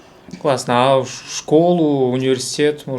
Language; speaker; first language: Russian; native; Russian